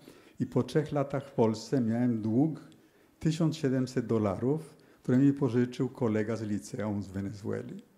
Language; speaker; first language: Polish; early bilingual, heritage; Polish